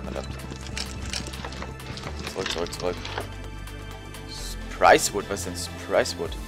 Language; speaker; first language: German; native; German